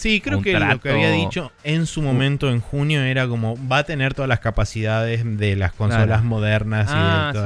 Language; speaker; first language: Spanish; native; Spanish